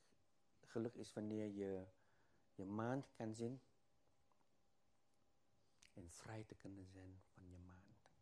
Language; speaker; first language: Dutch; non-native, fluent; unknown